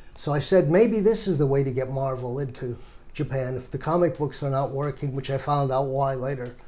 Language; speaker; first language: English; native; English